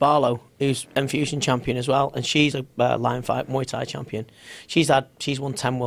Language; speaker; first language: English; native; English